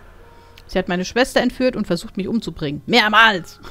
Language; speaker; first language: German; native; German